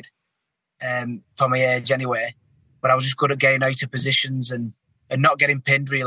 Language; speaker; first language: English; native; English